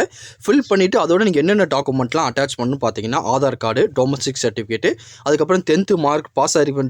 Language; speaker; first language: Tamil; native; Tamil